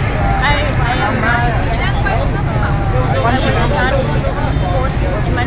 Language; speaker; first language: English; non-native, learner; Vietnamese